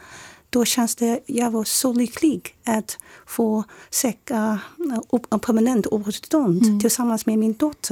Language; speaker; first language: Swedish; non-native, fluent; Chinese